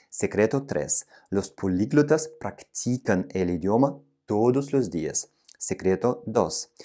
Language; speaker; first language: Spanish; non-native, fluent; Russian